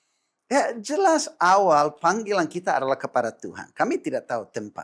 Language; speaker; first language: Indonesian; non-native, fluent; English